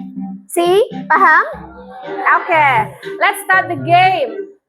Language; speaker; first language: English; non-native, fluent; Indonesian